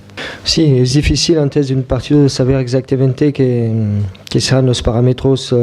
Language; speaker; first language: Spanish; non-native, fluent; French